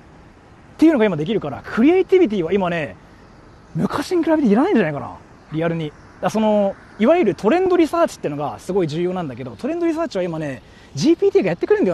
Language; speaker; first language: Japanese; native; Japanese